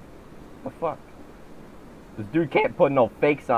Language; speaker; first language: English; native; English